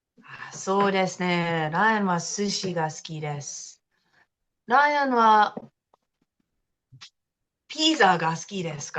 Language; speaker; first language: Japanese; non-native, fluent; English